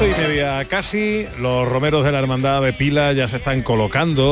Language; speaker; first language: Spanish; native; Spanish